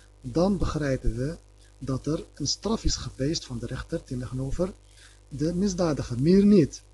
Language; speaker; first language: Dutch; non-native, fluent; Arabic